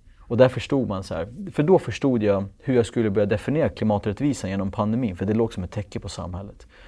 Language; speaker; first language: Swedish; early bilingual, other home language; Kurdish